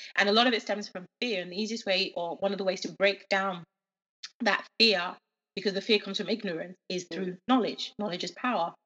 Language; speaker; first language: English; early bilingual, other home language; Yoruba